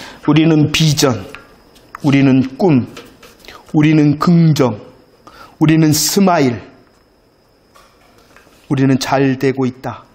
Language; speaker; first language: Korean; native; Korean